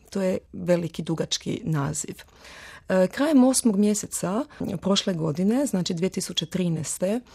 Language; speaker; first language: Croatian; early bilingual, heritage; Croatian